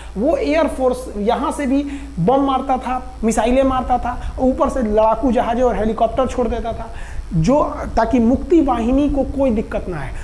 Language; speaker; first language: Hindi; native; Hindi